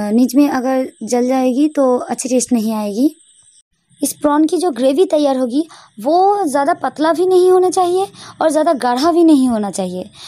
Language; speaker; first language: Hindi; non-native, local second language; Bangla